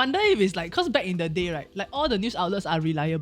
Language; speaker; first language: English; native; English